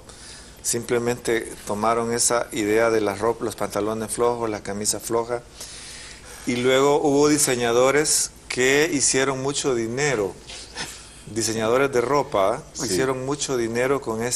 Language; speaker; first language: Spanish; native; Spanish